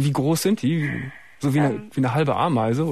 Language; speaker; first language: German; native; German